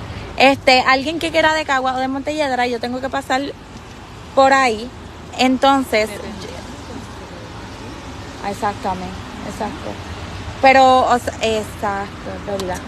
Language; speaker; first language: Spanish; native; Spanish